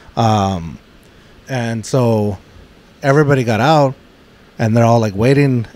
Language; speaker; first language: English; native; English